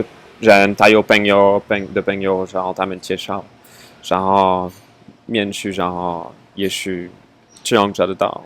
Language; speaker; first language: Chinese; non-native, fluent; French